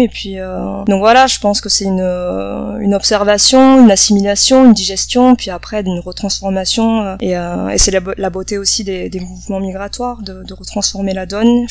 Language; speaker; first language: French; native; French